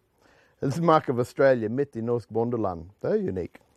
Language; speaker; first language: Norwegian; non-native, fluent; English